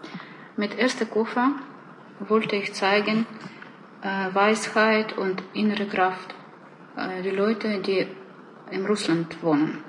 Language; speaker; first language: German; non-native, learner; Russian